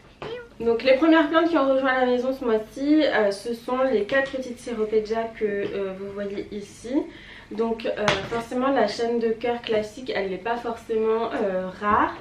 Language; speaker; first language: French; native; French